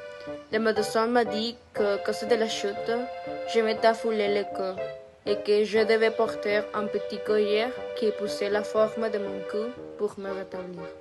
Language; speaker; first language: French; non-native, learner; Spanish